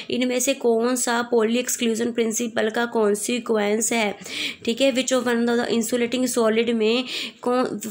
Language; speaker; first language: Hindi; non-native, local second language; Punjabi